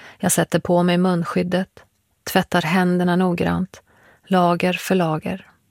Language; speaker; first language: Swedish; early bilingual, other home language; Persian